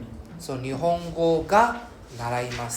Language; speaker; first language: Japanese; non-native, fluent; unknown